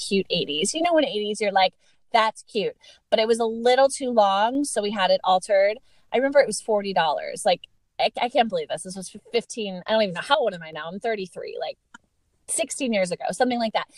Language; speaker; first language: English; native; English